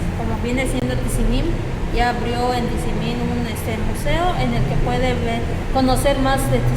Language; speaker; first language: Spanish; native; Spanish